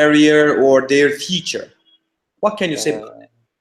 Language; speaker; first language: English; non-native, fluent; Turkish